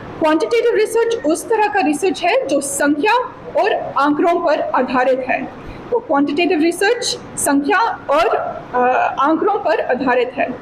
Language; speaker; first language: Hindi; non-native, fluent; English